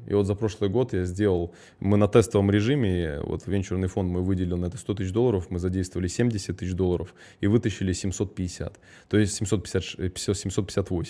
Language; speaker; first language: Russian; early bilingual, heritage; Russian